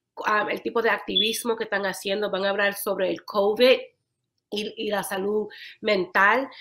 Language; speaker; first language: Spanish; early bilingual, heritage; Spanish